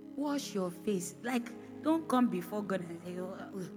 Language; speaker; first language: English; non-native, local second language; Bini